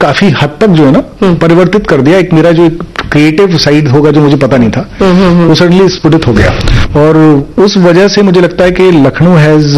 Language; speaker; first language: Hindi; native; Hindi